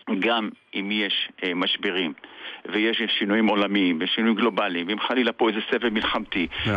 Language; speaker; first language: Hebrew; native; Hebrew